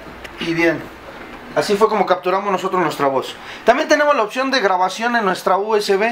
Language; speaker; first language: Spanish; native; Spanish